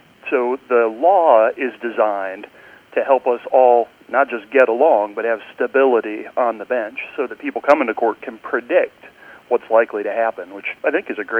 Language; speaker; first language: English; native; English